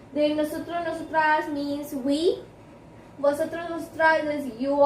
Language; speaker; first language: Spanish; non-native, fluent; Hindi